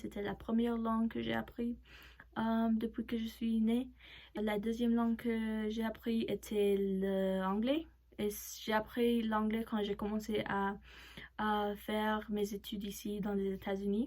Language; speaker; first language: French; non-native, learner; Spanish